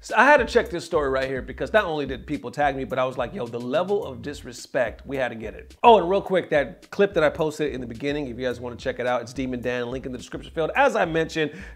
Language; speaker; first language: English; native; English